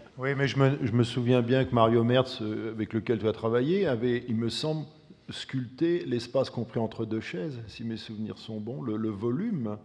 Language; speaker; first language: French; native; French